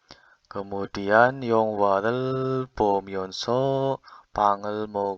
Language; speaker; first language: Korean; non-native, fluent; Indonesian